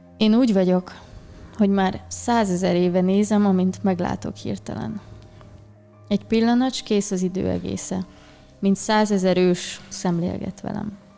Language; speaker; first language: Hungarian; native; Hungarian